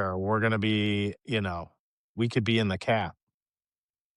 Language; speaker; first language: English; native; English